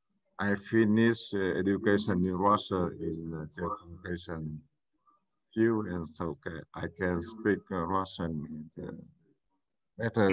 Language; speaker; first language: English; non-native, learner; Vietnamese